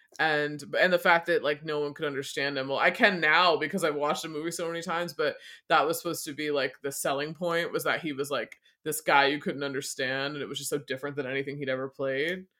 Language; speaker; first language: English; native; English